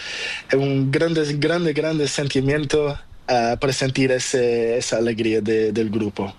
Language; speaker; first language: Spanish; non-native, learner; Portuguese